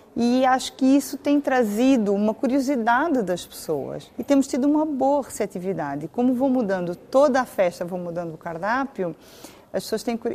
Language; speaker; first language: Portuguese; native; Portuguese